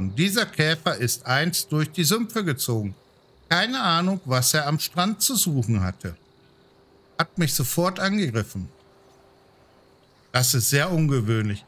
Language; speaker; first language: German; native; German